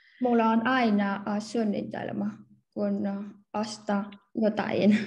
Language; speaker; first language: Finnish; non-native, learner; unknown